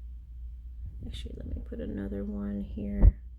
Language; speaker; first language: English; native; English